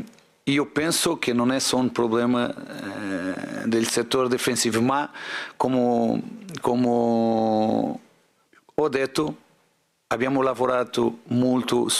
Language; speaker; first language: Italian; non-native, fluent; Portuguese